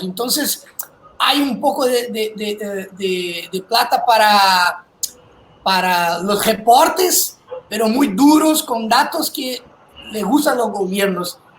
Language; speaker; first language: Spanish; non-native, fluent; Portuguese